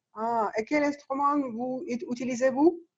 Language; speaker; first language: French; non-native, learner; Russian